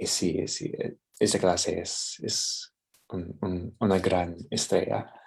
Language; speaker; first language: Spanish; non-native, fluent; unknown